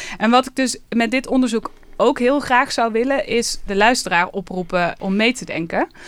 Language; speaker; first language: Dutch; native; Dutch